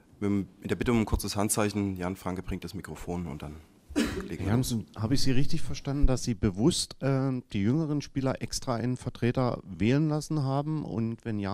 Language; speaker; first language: German; native; German